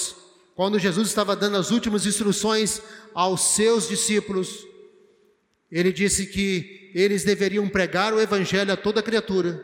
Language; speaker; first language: Portuguese; native; Portuguese